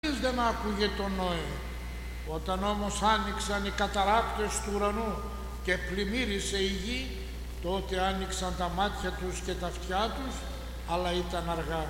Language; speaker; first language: Greek; native; Greek